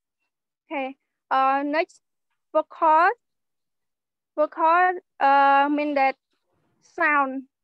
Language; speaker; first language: English; non-native, learner; Khmer